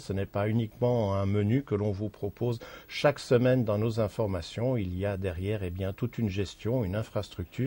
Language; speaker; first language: French; native; French